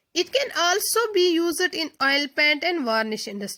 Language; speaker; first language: English; non-native, local second language; Urdu